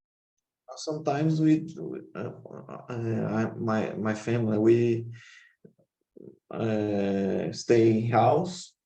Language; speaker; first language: English; non-native, learner; Portuguese